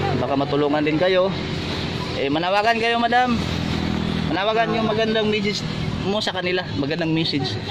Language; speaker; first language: Filipino; non-native, local second language; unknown